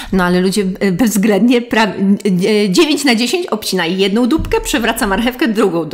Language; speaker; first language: Polish; native; Polish